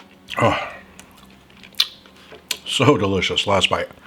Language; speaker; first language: English; native; English